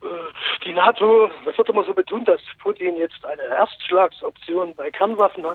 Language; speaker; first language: German; native; German